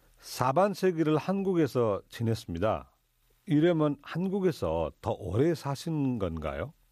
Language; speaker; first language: Korean; non-native, fluent; Nepali